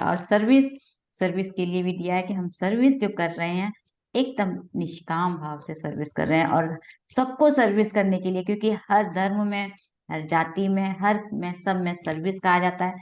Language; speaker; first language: Hindi; native; Hindi